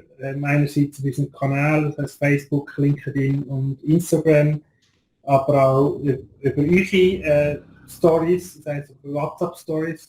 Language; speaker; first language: German; native; German